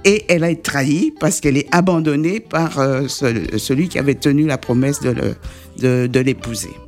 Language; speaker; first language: French; native; French